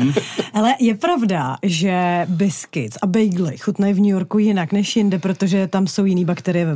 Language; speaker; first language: Czech; native; Czech